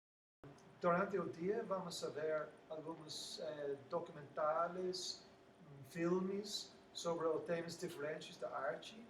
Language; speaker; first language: Portuguese; non-native, learner; English